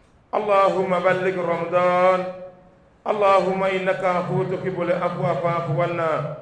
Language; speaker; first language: Arabic; non-native, fluent; Yoruba